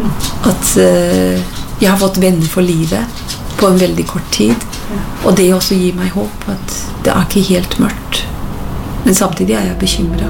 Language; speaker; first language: Norwegian; non-native, fluent; English